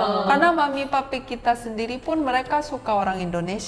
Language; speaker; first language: Indonesian; early bilingual, other home language; Korean